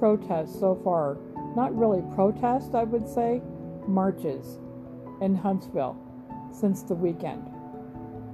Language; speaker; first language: English; native; English